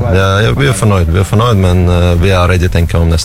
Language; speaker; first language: Norwegian; non-native, learner; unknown